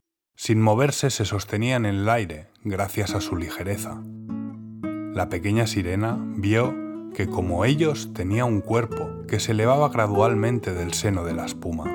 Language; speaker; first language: Spanish; native; Spanish